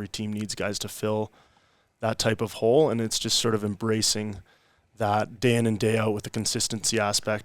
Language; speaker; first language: English; native; English